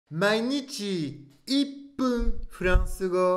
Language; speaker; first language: Japanese; non-native, fluent; French